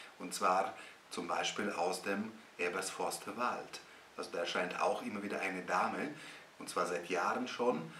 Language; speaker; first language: German; non-native, fluent; Russian